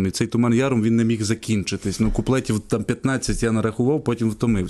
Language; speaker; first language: Ukrainian; native; Ukrainian